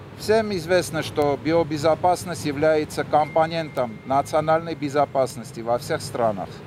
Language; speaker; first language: Russian; non-native, local second language; Armenian